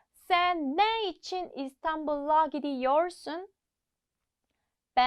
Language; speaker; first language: Turkish; non-native, fluent; Korean